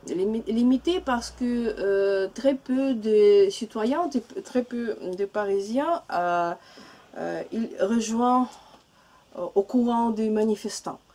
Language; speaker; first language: French; non-native, learner; Russian